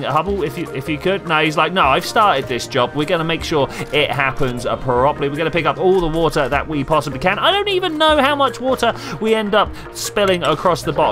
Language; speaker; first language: English; native; English